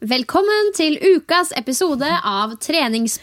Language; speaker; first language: Norwegian; native; Norwegian